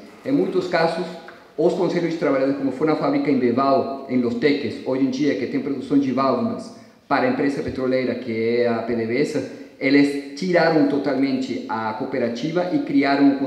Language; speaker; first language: Portuguese; non-native, fluent; Spanish